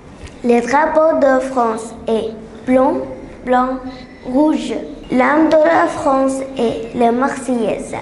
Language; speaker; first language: French; non-native, learner; Arabic